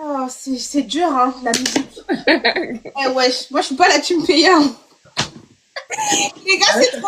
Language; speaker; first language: French; native; French